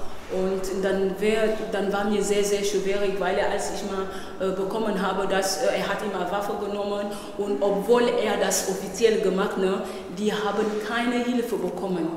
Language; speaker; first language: German; non-native, learner; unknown